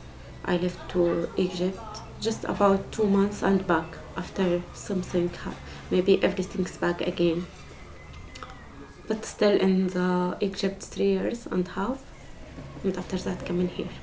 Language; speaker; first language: English; non-native, learner; Arabic